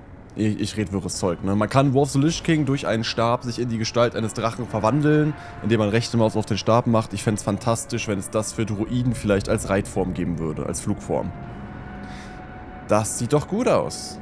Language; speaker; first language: German; native; German